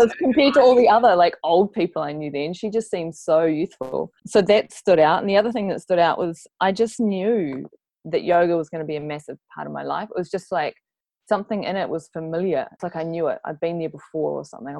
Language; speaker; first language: English; native; English